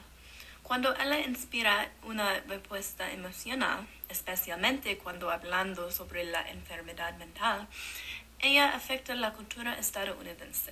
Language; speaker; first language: Spanish; non-native, learner; English